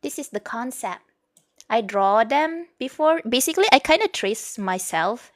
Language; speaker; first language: English; non-native, local second language; Malay